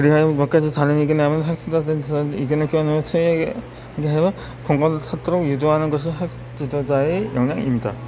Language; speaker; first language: Korean; native; Korean